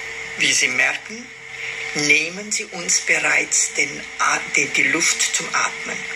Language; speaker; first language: German; non-native, fluent; Romanian